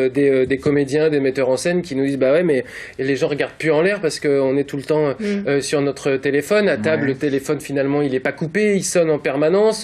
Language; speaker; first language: French; native; French